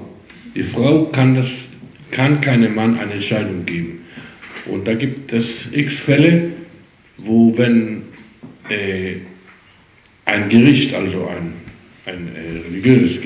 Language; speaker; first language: German; early bilingual, heritage; German